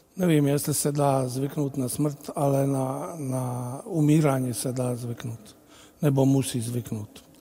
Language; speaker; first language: Czech; non-native, fluent; Bosnian